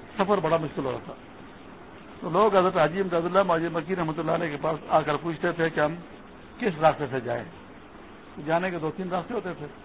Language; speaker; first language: Urdu; non-native, local second language; Pashto